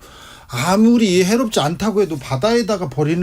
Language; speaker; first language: Korean; native; Korean